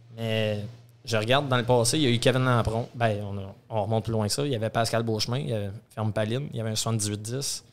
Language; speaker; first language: French; native; French